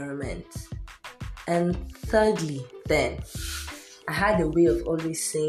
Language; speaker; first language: English; non-native, local second language; Yoruba